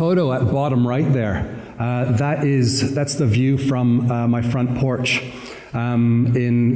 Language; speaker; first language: English; native; English